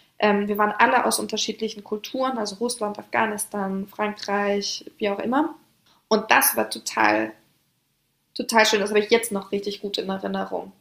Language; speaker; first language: German; early bilingual, other home language; French